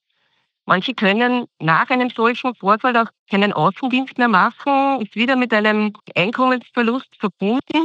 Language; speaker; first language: German; native; German